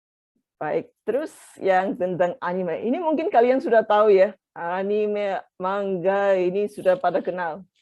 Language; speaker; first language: Indonesian; non-native, fluent; Japanese